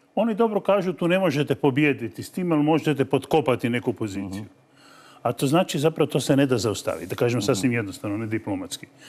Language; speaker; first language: Croatian; native; Croatian